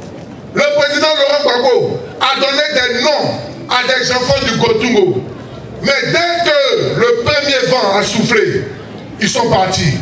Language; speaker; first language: French; native; French